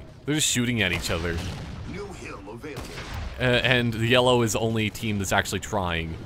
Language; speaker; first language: English; native; English